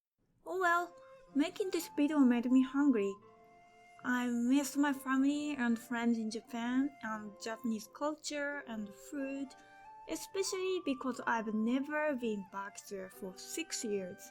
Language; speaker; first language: English; non-native, fluent; Japanese